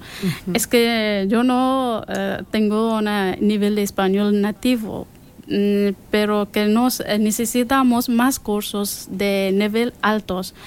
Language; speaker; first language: Spanish; non-native, learner; Persian